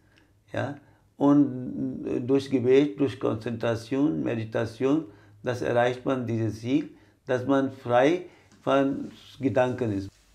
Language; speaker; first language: German; non-native, fluent; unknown